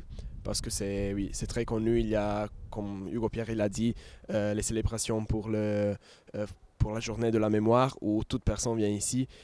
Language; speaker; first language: French; non-native, fluent; Italian